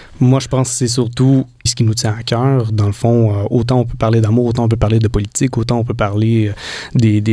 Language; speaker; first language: French; native; French